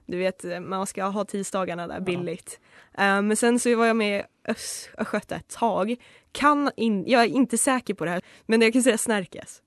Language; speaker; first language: Swedish; native; Swedish